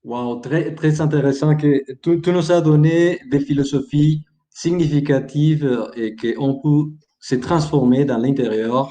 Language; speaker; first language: French; non-native, learner; Spanish